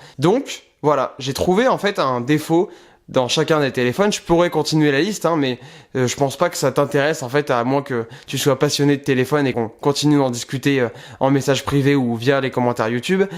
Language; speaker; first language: French; native; French